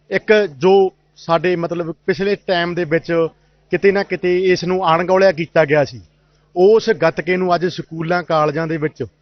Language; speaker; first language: Punjabi; native; Punjabi